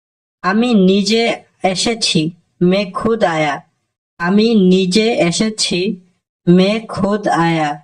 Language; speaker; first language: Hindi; non-native, fluent; Bangla